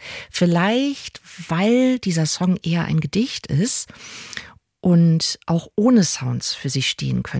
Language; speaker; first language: German; native; German